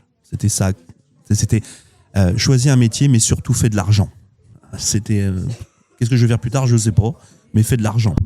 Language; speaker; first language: French; native; French